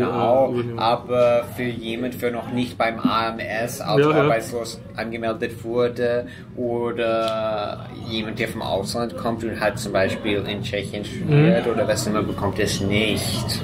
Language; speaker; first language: German; non-native, fluent; English